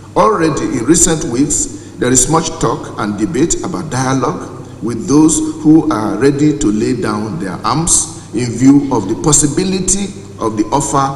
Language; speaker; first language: English; non-native, local second language; Yoruba